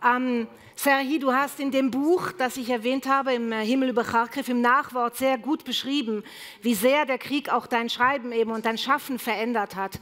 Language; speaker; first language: German; native; German